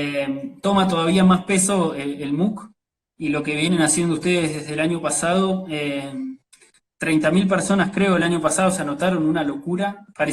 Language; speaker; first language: Spanish; native; Spanish